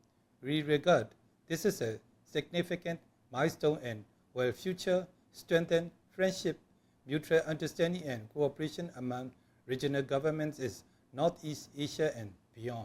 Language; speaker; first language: English; non-native, local second language; Burmese